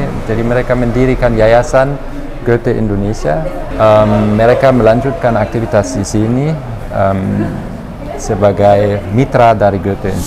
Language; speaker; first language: Indonesian; non-native, fluent; German